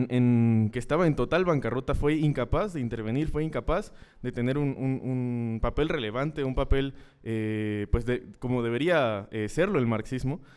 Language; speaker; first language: Spanish; native; Spanish